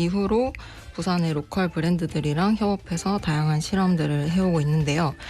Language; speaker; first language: Korean; native; Korean